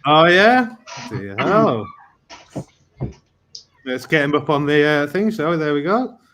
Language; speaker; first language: English; native; English